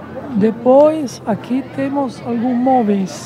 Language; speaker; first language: Portuguese; non-native, learner; Italian